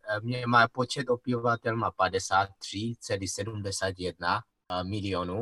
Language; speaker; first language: Czech; non-native, learner; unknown